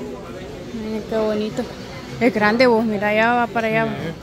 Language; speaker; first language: Spanish; native; Spanish